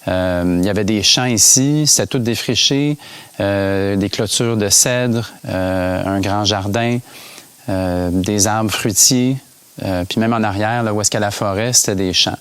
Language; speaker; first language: French; native; French